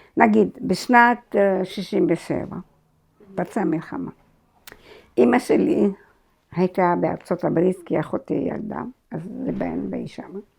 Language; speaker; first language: Hebrew; non-native, fluent; Arabic